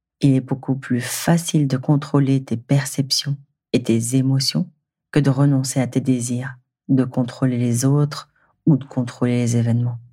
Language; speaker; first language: French; native; French